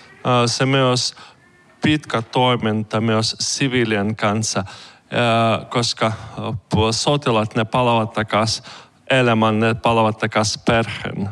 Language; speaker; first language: Finnish; non-native, learner; Ukrainian